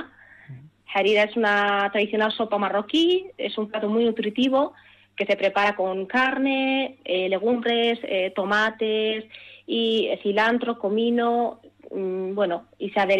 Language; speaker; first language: Spanish; early bilingual, other home language; Arabic